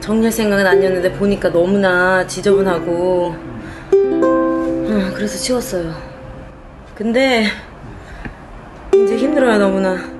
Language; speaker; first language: Korean; native; Korean